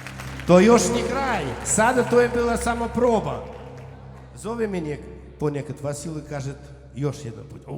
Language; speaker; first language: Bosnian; non-native, learner; Russian